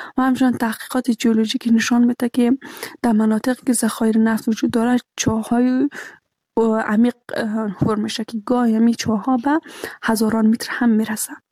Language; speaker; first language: Persian; native; Persian